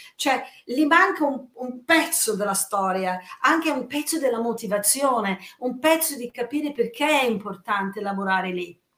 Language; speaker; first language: Italian; non-native, fluent; English